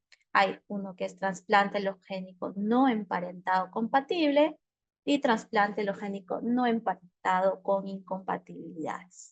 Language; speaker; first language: Spanish; native; Spanish